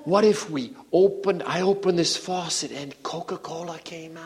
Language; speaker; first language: English; native; English